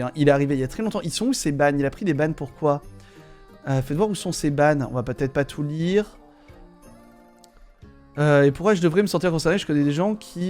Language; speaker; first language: French; native; French